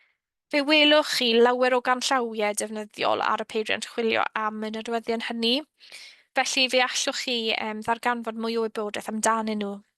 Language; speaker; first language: Welsh; native; Welsh